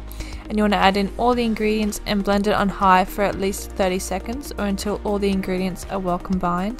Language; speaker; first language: English; native; English